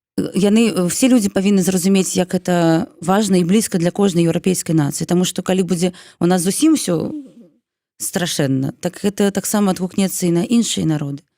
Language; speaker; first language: Belarusian; non-native, local second language; Russian